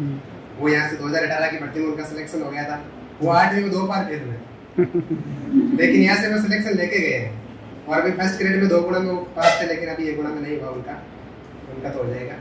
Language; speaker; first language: Hindi; non-native, local second language; Marwari